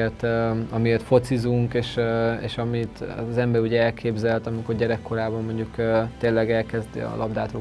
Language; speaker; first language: Hungarian; native; Hungarian